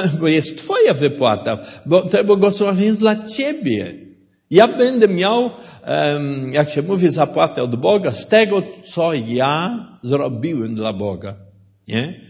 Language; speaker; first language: Polish; non-native, learner; Portuguese